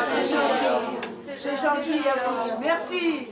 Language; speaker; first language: French; non-native, learner; Russian